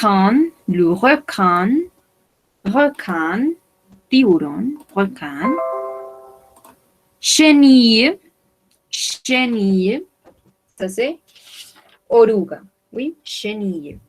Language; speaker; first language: French; non-native, fluent; Spanish